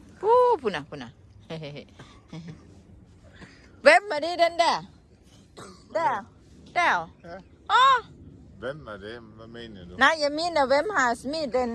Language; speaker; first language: Danish; non-native, learner; Thai